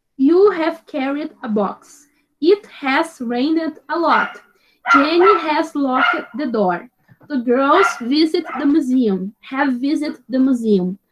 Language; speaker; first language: English; non-native, fluent; Portuguese